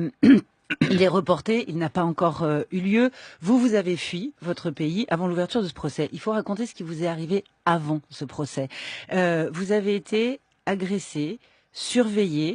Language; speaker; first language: French; native; French